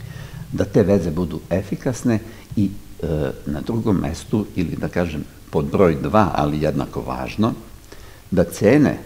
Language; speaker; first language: Serbian; native; Serbian